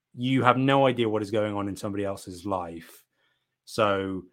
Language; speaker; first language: English; native; English